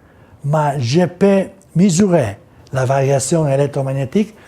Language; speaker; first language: French; non-native, learner; Italian